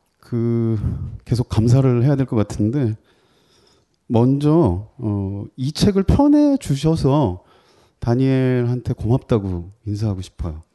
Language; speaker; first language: Korean; native; Korean